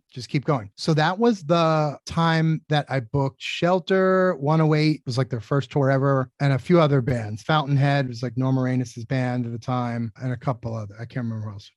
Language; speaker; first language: English; native; English